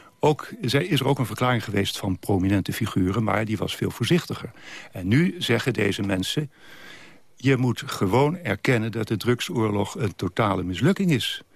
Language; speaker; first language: Dutch; native; Dutch